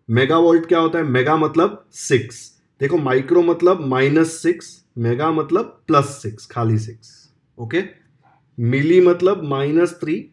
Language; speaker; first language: Hindi; non-native, local second language; Marathi